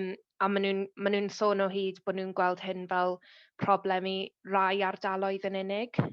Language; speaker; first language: Welsh; native; Welsh